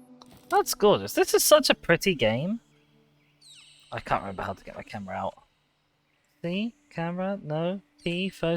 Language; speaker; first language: English; native; English